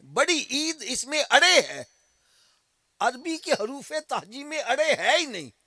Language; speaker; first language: Urdu; non-native, local second language; Punjabi